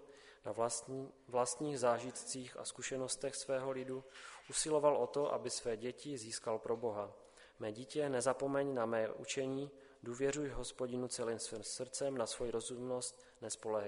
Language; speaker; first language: Czech; native; Czech